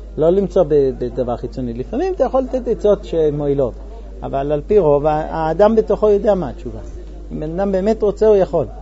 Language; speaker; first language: Hebrew; non-native, fluent; English